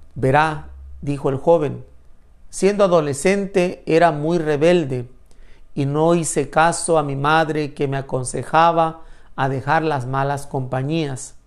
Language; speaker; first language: Spanish; native; Spanish